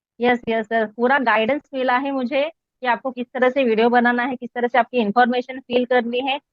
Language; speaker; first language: Hindi; non-native, local second language; Marathi